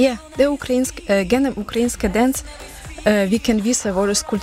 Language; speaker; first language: Danish; non-native, learner; Ukrainian